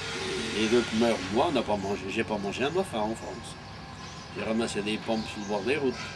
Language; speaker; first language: French; non-native, fluent; Portuguese